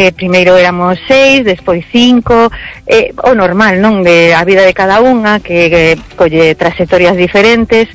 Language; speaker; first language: Galician; early bilingual, heritage; Galician